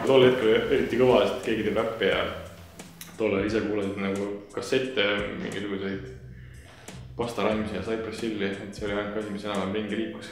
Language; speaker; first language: Estonian; native; Estonian